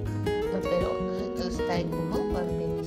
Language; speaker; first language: Italian; non-native, learner; Japanese